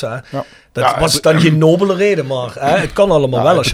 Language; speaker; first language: Dutch; native; Dutch